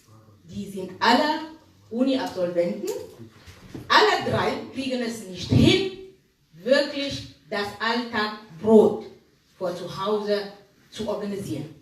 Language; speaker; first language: German; non-native, fluent; Arabic